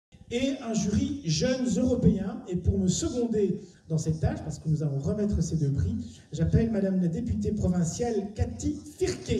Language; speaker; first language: French; native; French